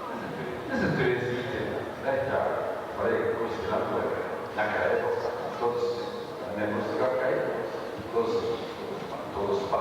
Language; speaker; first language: Portuguese; non-native, learner; Japanese